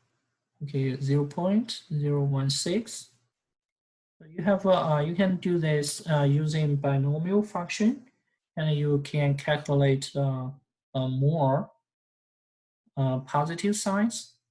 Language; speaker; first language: English; non-native, fluent; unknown